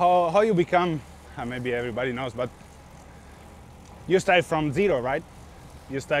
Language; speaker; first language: English; non-native, fluent; Italian